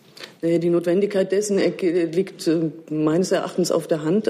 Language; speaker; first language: German; native; German